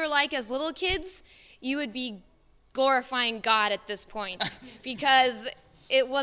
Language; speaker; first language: English; native; English